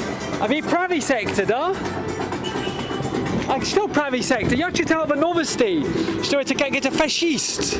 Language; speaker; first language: Russian; non-native, learner; English